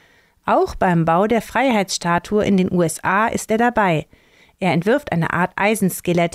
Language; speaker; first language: German; native; German